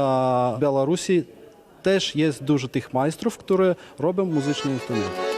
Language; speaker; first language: Polish; non-native, learner; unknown